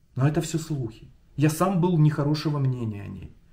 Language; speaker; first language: Russian; non-native, local second language; Ukrainian